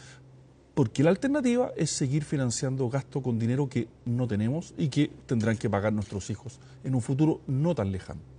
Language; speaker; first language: Spanish; native; Spanish